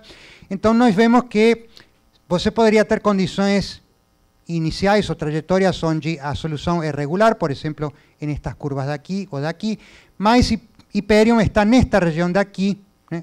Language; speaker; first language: Portuguese; non-native, fluent; Spanish